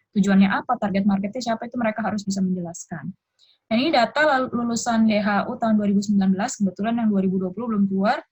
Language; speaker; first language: Indonesian; early bilingual, other home language; Japanese